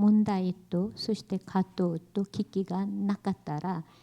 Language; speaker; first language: Japanese; non-native, learner; Korean